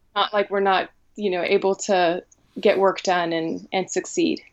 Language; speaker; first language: English; native; English